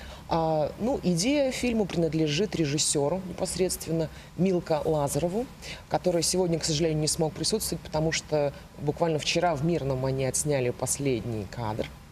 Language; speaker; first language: Russian; native; Russian